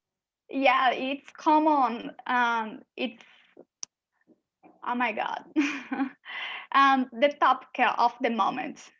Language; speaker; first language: English; non-native, learner; Portuguese